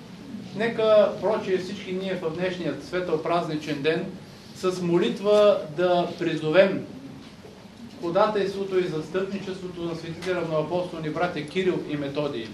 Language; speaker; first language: Bulgarian; native; Bulgarian